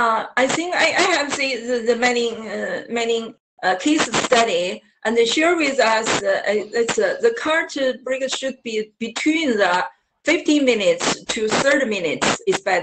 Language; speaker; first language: English; non-native, learner; Chinese